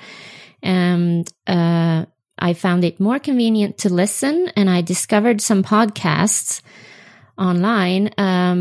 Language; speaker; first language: English; non-native, fluent; Swedish